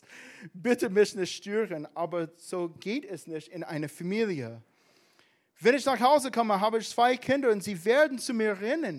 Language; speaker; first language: German; non-native, fluent; English